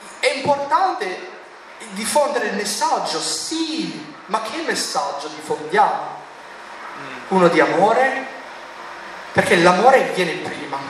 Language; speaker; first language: Italian; non-native, fluent; English